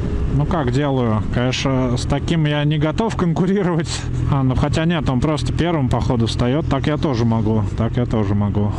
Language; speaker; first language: Russian; native; Russian